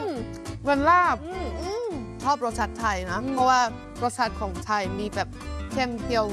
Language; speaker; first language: Thai; non-native, fluent; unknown